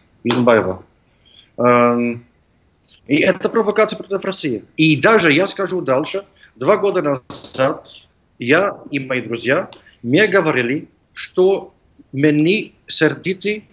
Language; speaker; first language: Russian; non-native, learner; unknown